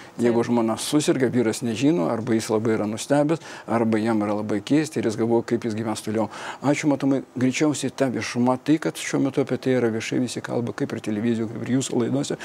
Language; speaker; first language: Lithuanian; non-native, fluent; Russian